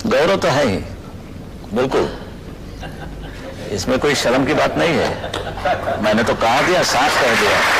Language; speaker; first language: Hindi; non-native, local second language; Marathi